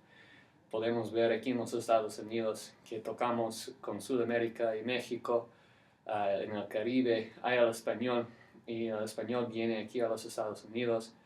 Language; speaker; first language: Spanish; non-native, fluent; English